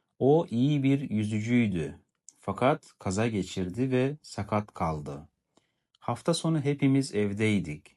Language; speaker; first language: Turkish; non-native, fluent; Kazakh